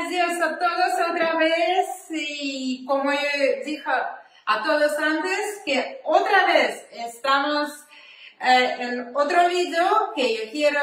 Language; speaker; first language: Spanish; non-native, learner; Ukrainian